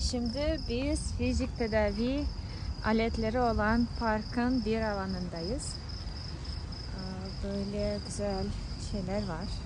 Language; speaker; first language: Turkish; non-native, fluent; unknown